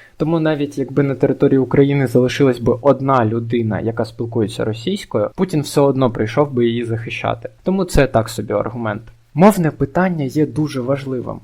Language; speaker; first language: Ukrainian; non-native, local second language; Russian